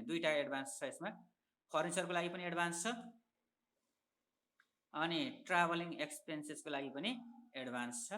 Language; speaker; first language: Nepali; native; Nepali